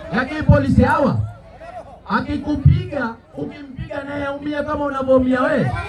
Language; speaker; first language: Swahili; native; Swahili